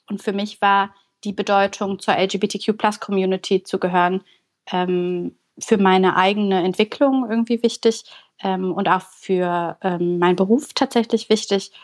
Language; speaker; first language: German; early bilingual, other home language; Bulgarian